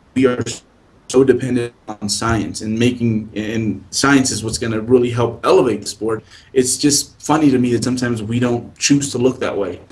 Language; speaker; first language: English; native; English